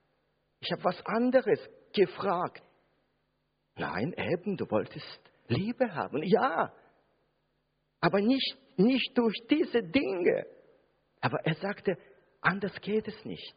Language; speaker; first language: German; non-native, fluent; Russian